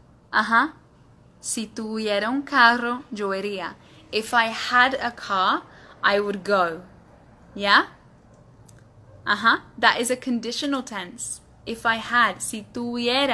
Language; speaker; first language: English; native; English